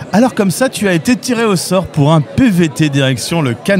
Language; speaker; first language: French; native; French